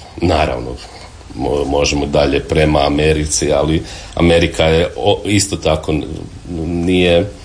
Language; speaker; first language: Serbian; native; Serbian